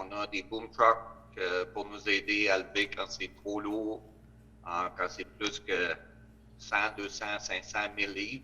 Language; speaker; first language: French; native; French